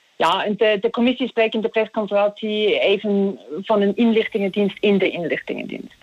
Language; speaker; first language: Dutch; non-native, fluent; Swiss German